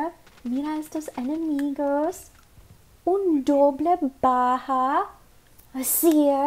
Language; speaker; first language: Spanish; non-native, learner; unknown